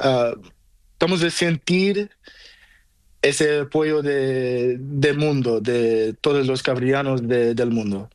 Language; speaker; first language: Spanish; non-native, learner; Portuguese